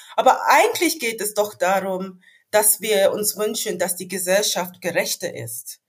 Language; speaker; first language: German; non-native, fluent; English